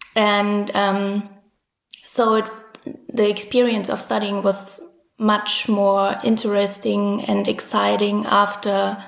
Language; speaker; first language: English; non-native, fluent; German